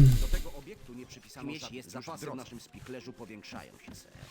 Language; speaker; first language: Polish; native; Polish